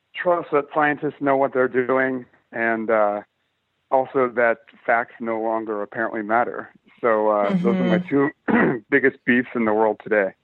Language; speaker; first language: English; native; English